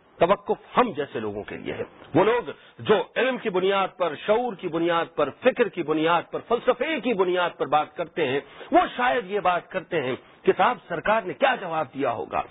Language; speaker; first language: Urdu; native; Urdu